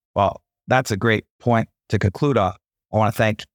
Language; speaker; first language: English; native; English